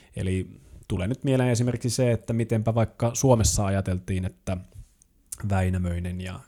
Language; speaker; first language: Finnish; native; Finnish